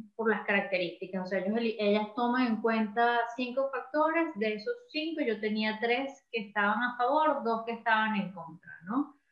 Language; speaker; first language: Spanish; native; Spanish